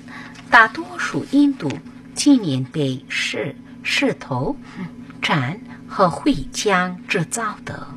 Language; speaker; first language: Chinese; non-native, learner; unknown